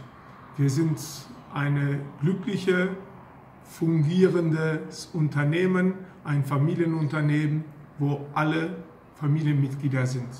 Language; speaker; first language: German; early bilingual, other home language; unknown